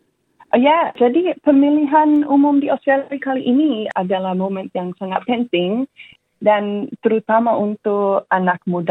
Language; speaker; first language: Indonesian; non-native, fluent; English